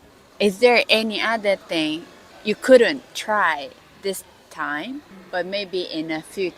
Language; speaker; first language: English; non-native, learner; Japanese